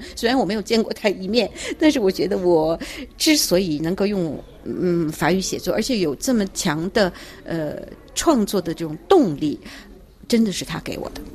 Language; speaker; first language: Chinese; native; Chinese